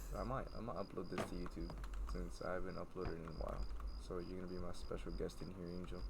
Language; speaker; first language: English; native; English